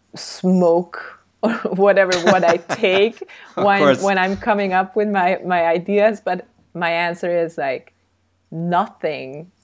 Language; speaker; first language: English; early bilingual, other home language; Hungarian